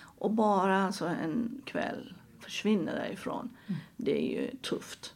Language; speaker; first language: Swedish; non-native, fluent; Persian